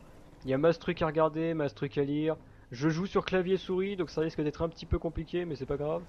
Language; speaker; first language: French; native; French